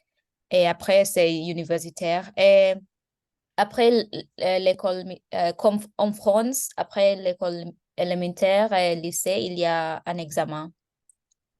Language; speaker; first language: French; non-native, learner; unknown